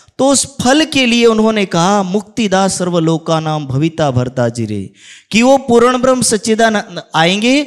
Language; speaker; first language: Hindi; native; Hindi